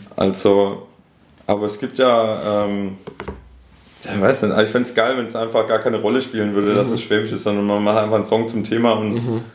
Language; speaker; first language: German; native; German